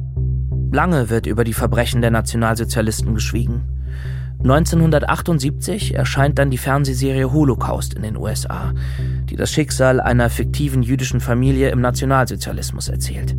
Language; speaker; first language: German; native; German